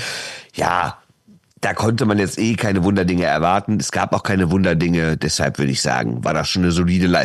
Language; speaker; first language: German; native; German